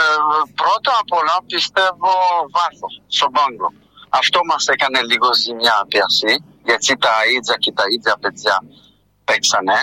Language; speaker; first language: Greek; non-native, fluent; French